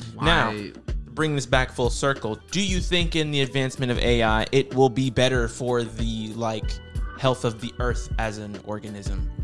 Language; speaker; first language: English; native; English